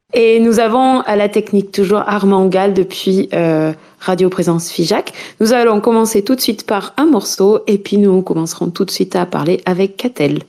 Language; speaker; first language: French; native; French